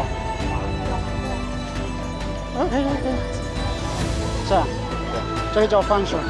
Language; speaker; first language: Chinese; non-native, learner; Amharic